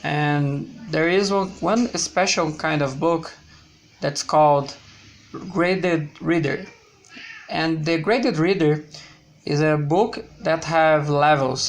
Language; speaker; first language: English; non-native, learner; Portuguese